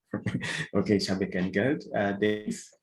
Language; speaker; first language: German; non-native, fluent; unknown